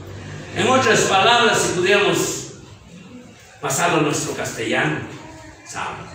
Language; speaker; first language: Spanish; native; Spanish